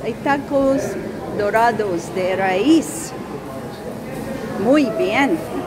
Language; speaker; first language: Spanish; non-native, learner; Arabic